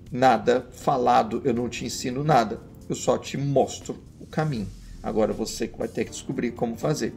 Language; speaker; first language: Portuguese; early bilingual, other home language; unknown